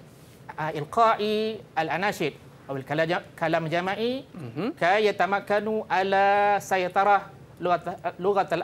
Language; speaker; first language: Arabic; non-native, fluent; Malay